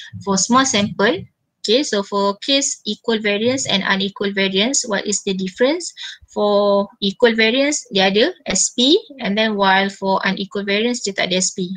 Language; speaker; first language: English; non-native, local second language; Malay